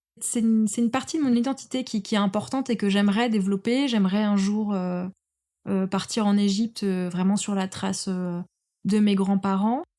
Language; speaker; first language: French; native; French